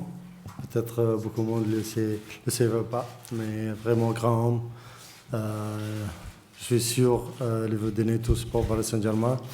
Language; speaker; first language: French; non-native, learner; Arabic